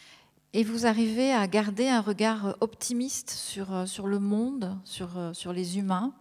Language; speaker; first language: French; native; French